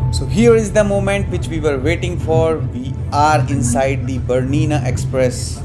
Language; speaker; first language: English; non-native, local second language; Hindi